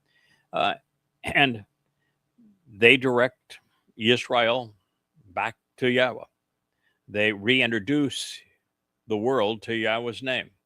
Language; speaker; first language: English; native; English